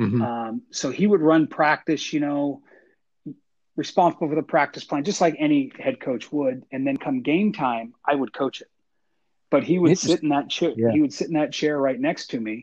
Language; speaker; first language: English; native; English